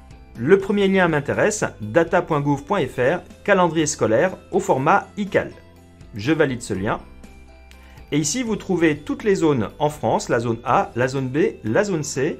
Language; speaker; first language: French; native; French